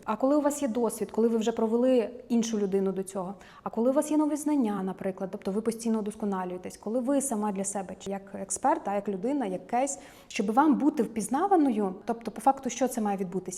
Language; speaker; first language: Ukrainian; native; Ukrainian